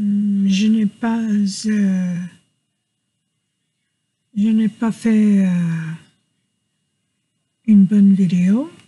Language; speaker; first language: French; non-native, learner; English